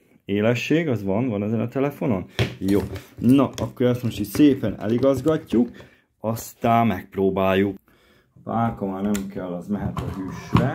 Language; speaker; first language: Hungarian; native; Hungarian